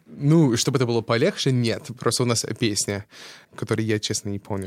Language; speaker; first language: Russian; non-native, fluent; English